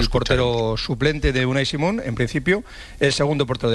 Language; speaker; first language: Spanish; native; Spanish